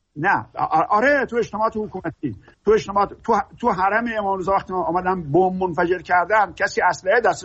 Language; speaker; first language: Persian; native; Persian